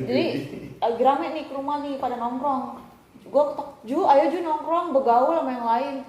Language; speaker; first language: Indonesian; native; Indonesian